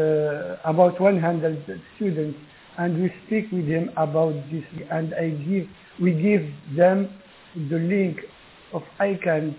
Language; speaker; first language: English; non-native, learner; Arabic